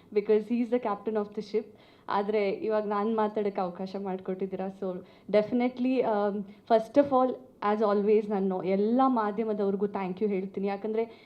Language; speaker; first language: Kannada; non-native, local second language; Tulu